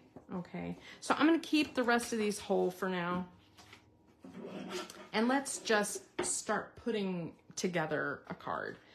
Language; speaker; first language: English; native; English